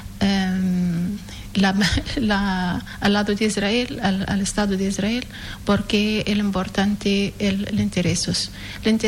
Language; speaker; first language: Spanish; non-native, learner; Arabic